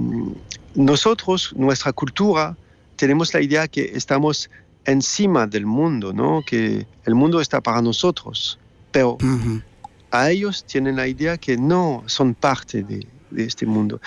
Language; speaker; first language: Spanish; non-native, fluent; French